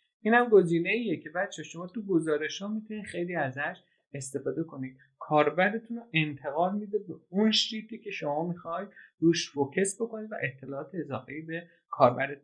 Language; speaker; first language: Persian; native; Persian